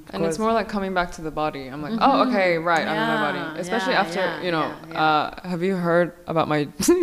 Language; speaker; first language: English; non-native, local second language; Korean